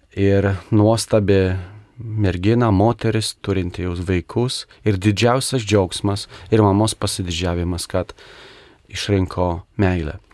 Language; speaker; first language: Lithuanian; non-native, local second language; Polish